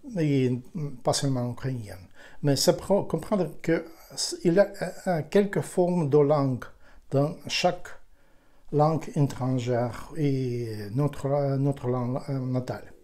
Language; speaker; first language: French; non-native, fluent; Ukrainian